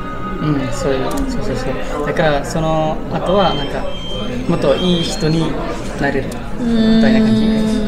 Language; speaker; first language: Japanese; non-native, fluent; Indonesian